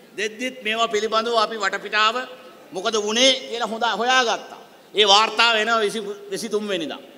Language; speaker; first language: Sinhala; non-native, local second language; Tamil